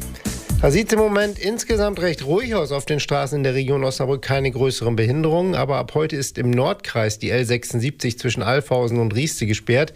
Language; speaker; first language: German; native; German